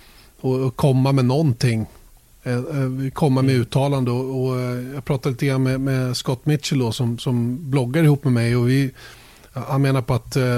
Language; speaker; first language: Swedish; native; Swedish